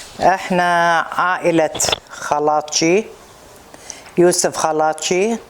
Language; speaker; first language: Arabic; native; Arabic